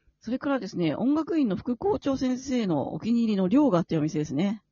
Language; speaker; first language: Japanese; native; Japanese